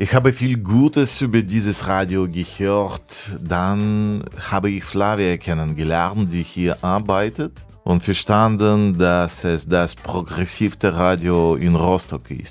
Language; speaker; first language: German; non-native, fluent; Russian